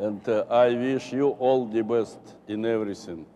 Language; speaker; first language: English; non-native, learner; Russian